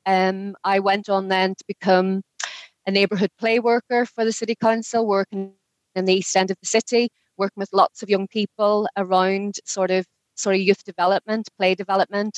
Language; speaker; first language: English; native; English